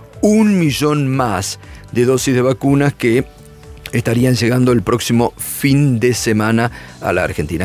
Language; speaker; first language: Spanish; native; Spanish